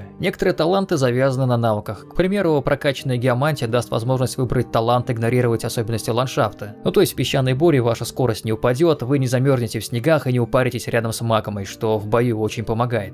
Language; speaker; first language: Russian; native; Russian